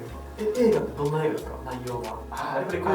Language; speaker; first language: Japanese; non-native, fluent; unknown